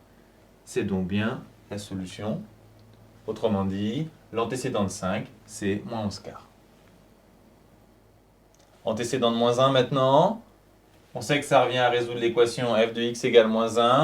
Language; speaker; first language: French; native; French